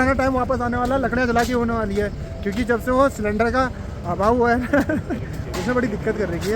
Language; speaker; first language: Hindi; native; Hindi